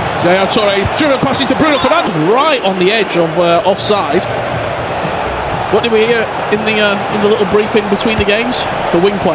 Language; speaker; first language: English; native; English